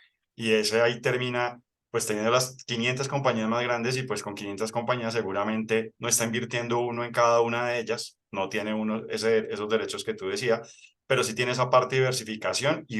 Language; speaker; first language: Spanish; native; Spanish